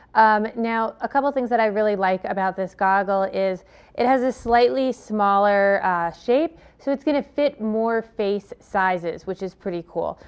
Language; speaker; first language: English; native; English